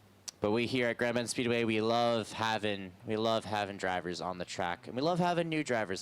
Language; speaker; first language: English; native; English